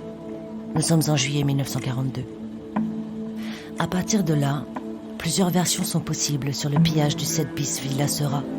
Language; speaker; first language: French; native; French